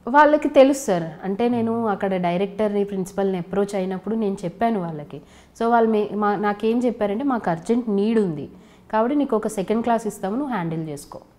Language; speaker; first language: Telugu; native; Telugu